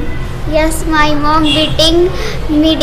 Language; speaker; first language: English; non-native, learner; Hindi